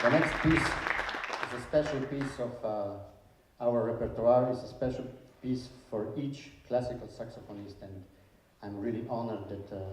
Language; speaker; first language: English; non-native, fluent; Slovenian